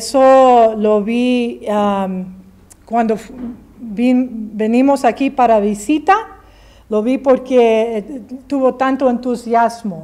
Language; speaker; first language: Spanish; early bilingual, heritage; English